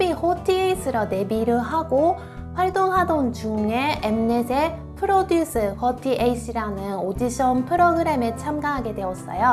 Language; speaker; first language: Korean; non-native, fluent; Japanese